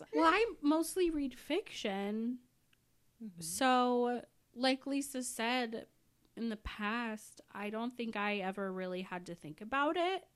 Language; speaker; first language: English; native; English